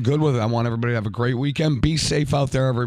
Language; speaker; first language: English; native; English